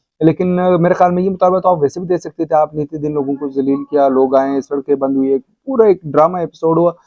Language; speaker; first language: Urdu; non-native, local second language; Pashto